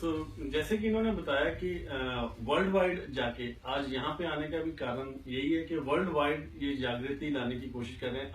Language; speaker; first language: Hindi; non-native, local second language; Punjabi